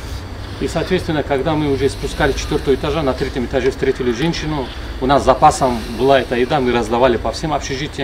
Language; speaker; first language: Russian; non-native, local second language; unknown